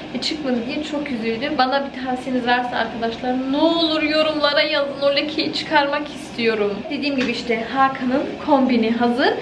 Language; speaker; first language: Turkish; early bilingual, heritage; Turkish